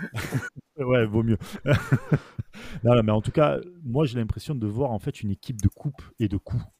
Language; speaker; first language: French; native; French